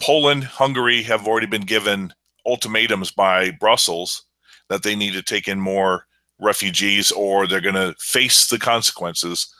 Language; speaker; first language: English; native; English